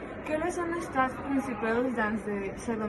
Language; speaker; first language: French; non-native, learner; Spanish